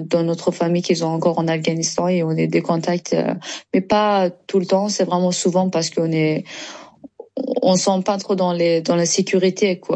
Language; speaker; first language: French; non-native, learner; Persian